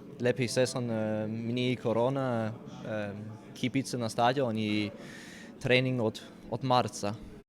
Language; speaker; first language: Polish; non-native, learner; Danish